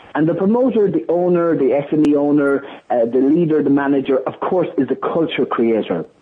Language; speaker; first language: English; native; English